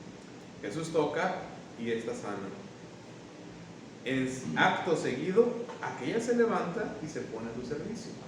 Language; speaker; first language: Spanish; native; Spanish